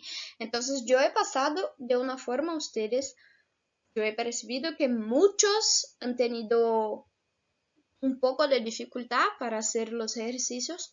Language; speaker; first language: Spanish; non-native, fluent; Portuguese